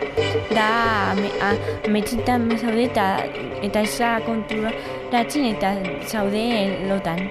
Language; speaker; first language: Basque; non-native, local second language; Spanish